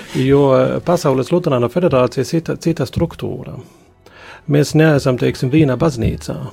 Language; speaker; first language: Latvian; non-native, local second language; Polish